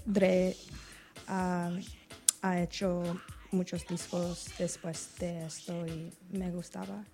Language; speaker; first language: Spanish; non-native, learner; English